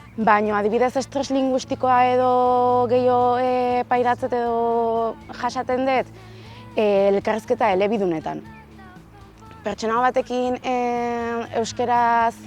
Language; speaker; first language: Basque; native; Basque